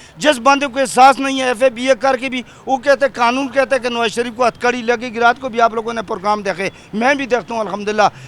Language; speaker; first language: Urdu; non-native, local second language; Pashto